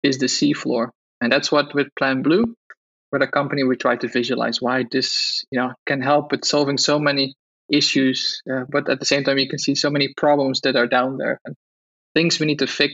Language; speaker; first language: English; non-native, fluent; Dutch